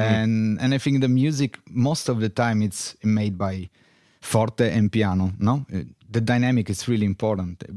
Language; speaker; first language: English; non-native, fluent; Italian